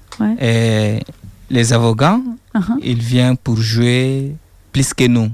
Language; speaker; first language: French; non-native, learner; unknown